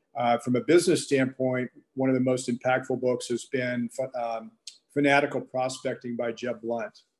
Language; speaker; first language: English; native; English